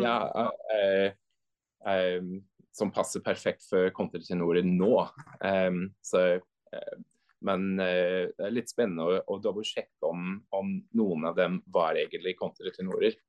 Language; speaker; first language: Norwegian; non-native, fluent; English